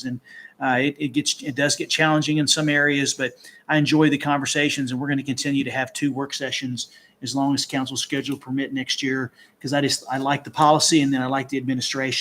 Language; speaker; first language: English; native; English